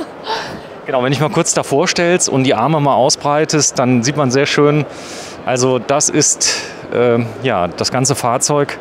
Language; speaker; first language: German; native; German